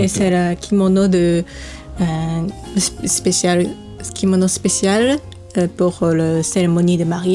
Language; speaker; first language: French; non-native, learner; Japanese